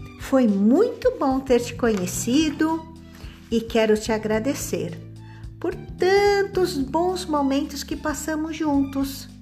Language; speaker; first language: Portuguese; native; Portuguese